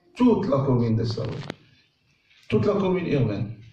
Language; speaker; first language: French; non-native, local second language; Arabic